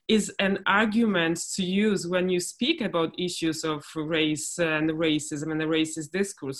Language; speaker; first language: English; non-native, fluent; Polish